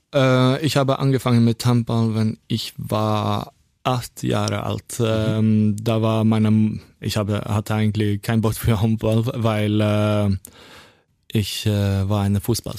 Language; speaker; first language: German; non-native, learner; Norwegian